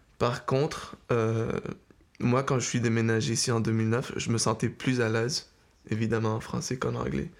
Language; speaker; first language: French; early bilingual, heritage; French